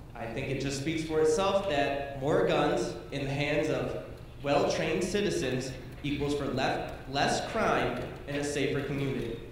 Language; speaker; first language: English; native; English